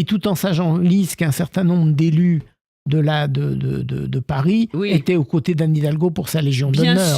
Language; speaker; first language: French; native; French